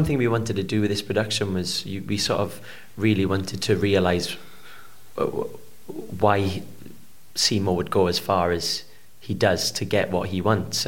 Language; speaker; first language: English; native; English